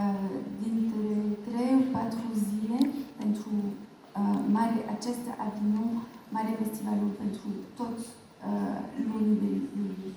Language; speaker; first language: Romanian; non-native, learner; French